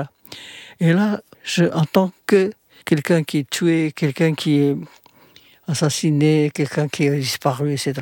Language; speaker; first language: French; non-native, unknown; Indonesian